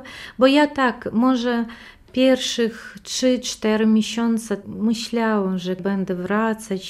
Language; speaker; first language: Polish; non-native, learner; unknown